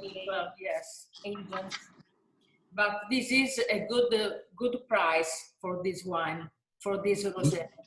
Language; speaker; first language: English; non-native, learner; Italian